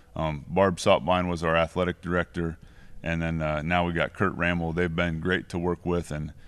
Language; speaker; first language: English; native; English